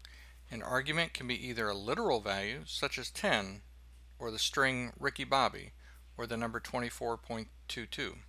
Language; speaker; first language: English; native; English